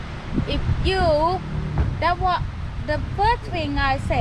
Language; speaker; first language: English; non-native, learner; Thai